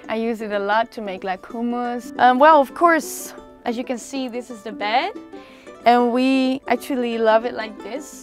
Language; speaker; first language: English; non-native, fluent; Dutch